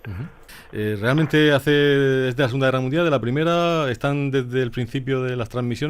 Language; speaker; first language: Spanish; native; Spanish